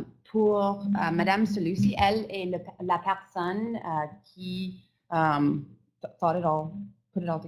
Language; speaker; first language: French; non-native, fluent; English